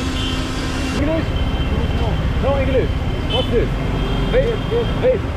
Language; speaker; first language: English; non-native, learner; Arabic